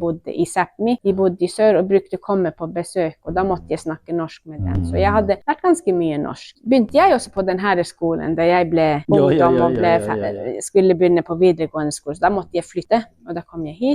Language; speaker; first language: Norwegian; non-native, local second language; Northern Sami